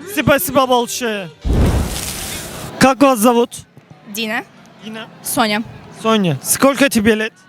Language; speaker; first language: Russian; non-native, learner; Turkish